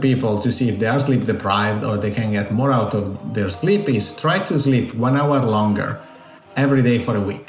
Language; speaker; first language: English; non-native, fluent; Italian